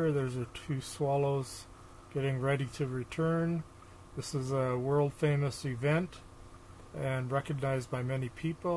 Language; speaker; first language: English; native; English